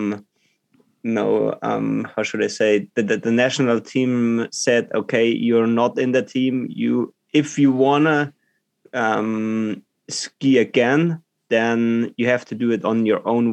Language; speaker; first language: English; non-native, learner; German